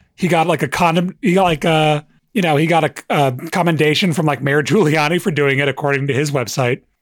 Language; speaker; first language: English; native; English